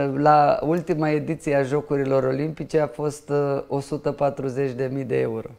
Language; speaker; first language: Romanian; non-native, local second language; Ukrainian